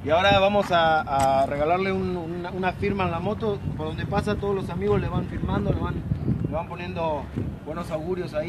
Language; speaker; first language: Spanish; native; Spanish